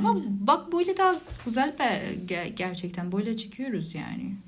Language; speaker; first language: Turkish; non-native, learner; Persian